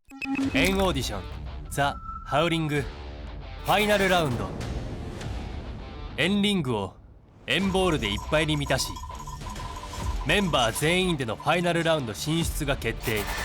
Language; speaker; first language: Japanese; native; Japanese